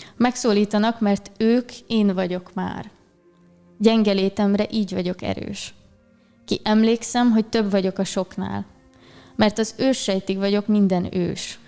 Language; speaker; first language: Hungarian; native; Hungarian